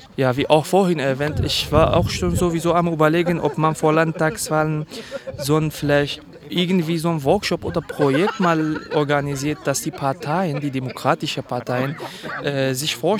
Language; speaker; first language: German; non-native, fluent; Kurdish